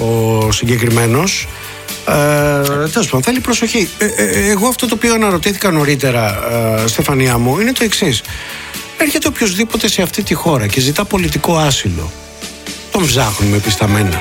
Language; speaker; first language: Greek; native; Greek